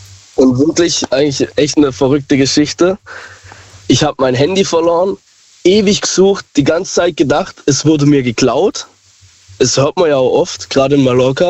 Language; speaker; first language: German; native; German